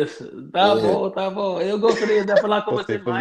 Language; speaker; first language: Portuguese; non-native, learner; English